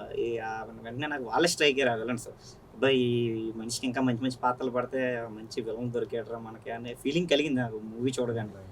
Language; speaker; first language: Telugu; native; Telugu